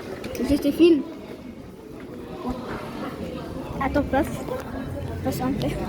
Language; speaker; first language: French; non-native, learner; Arabic